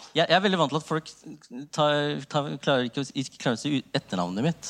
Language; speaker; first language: Norwegian; early bilingual, other home language; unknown